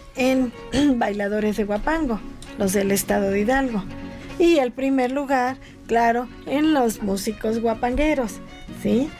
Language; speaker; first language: Spanish; native; Spanish